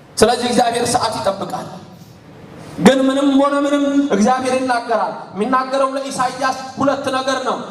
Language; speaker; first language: Amharic; native; Amharic